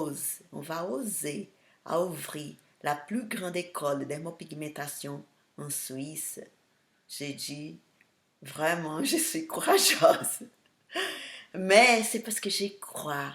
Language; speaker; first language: French; non-native, fluent; Portuguese